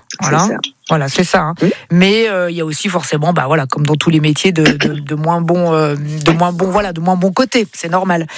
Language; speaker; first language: French; native; French